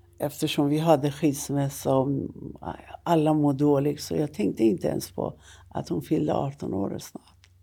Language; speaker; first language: Swedish; non-native, fluent; Persian